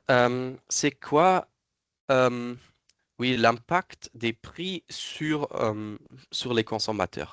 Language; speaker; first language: French; non-native, fluent; German